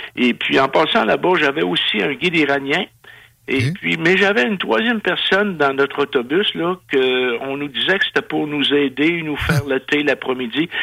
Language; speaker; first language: French; native; French